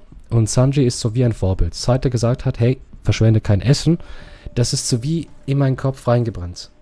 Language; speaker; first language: German; non-native, learner; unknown